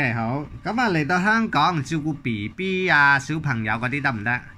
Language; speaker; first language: Cantonese; native; Cantonese